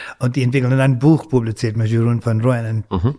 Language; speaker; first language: German; non-native, fluent; English